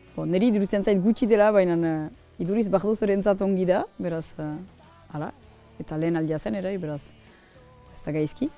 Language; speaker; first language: Basque; native; Basque